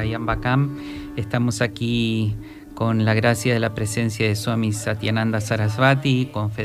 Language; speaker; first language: Spanish; native; Spanish